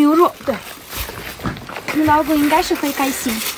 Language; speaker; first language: Chinese; non-native, fluent; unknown